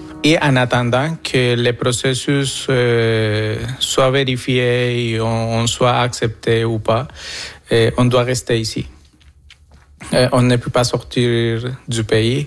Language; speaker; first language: French; non-native, fluent; Spanish